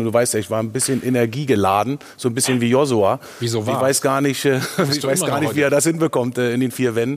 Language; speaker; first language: German; native; German